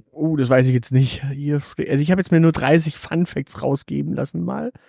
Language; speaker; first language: German; native; German